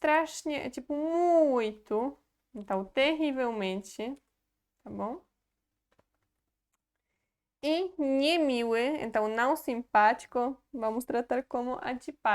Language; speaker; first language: Portuguese; non-native, fluent; Polish